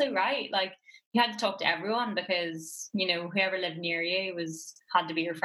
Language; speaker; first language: English; native; English